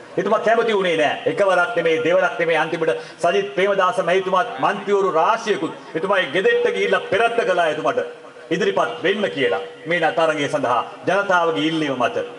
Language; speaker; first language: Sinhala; non-native, local second language; Tamil